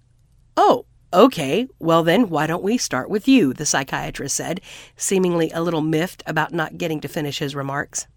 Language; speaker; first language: English; native; English